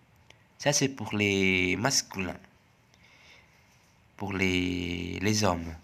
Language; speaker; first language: French; non-native, fluent; Indonesian